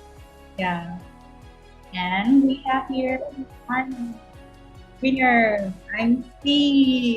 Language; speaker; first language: English; non-native, fluent; Vietnamese